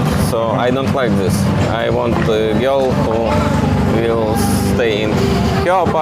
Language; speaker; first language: English; non-native, learner; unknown